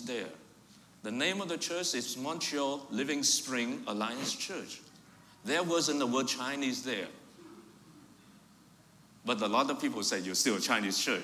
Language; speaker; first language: English; non-native, fluent; Vietnamese